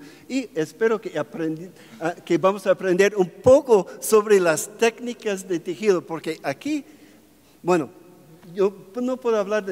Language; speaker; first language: Spanish; non-native, fluent; English